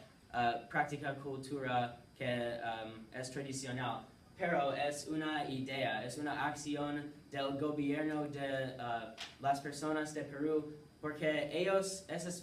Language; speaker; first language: Spanish; non-native, learner; English